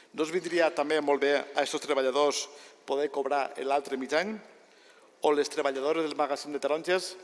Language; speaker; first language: Catalan; native; Catalan